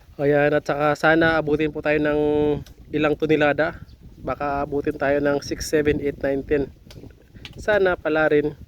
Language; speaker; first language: Filipino; native; Filipino